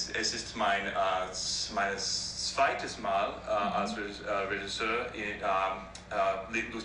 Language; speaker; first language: German; non-native, learner; English